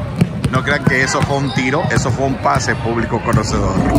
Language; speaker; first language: Spanish; native; Spanish